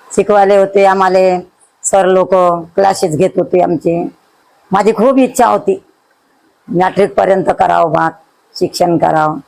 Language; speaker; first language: Marathi; native; Marathi